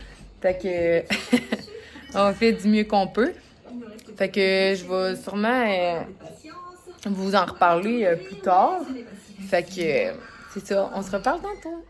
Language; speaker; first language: French; native; French